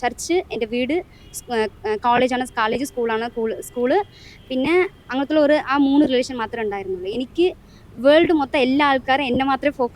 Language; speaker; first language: Malayalam; non-native, local second language; Tamil